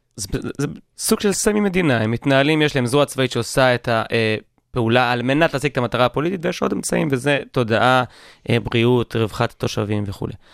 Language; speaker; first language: Hebrew; native; Hebrew